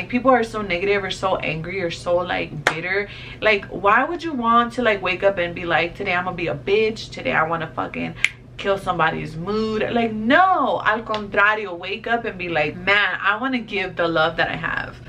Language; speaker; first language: English; early bilingual, other home language; Spanish